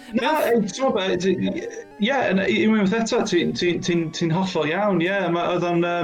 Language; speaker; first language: Welsh; non-native, local second language; English